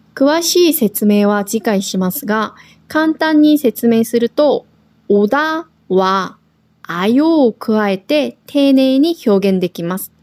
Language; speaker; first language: Japanese; non-native, fluent; Korean